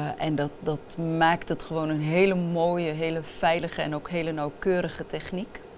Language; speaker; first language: Dutch; early bilingual, other home language; Arabic